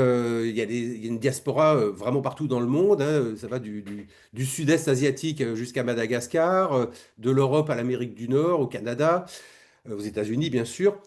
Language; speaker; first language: French; native; French